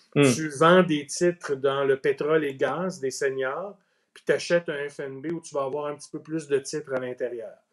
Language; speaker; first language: French; native; French